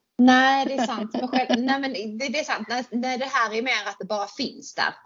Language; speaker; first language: Swedish; native; Swedish